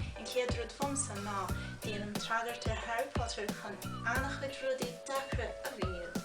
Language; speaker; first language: Irish; non-native, fluent; Portuguese